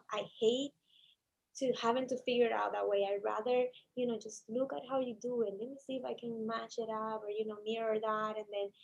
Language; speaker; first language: English; non-native, fluent; Spanish